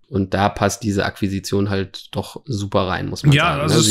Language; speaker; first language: German; native; German